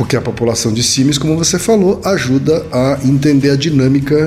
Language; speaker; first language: Portuguese; native; Portuguese